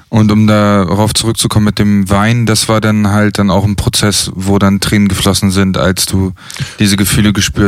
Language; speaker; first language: German; native; German